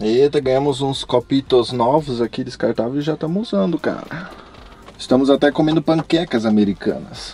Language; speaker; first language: Portuguese; native; Portuguese